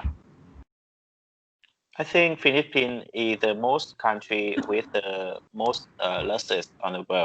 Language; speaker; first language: English; non-native, learner; Vietnamese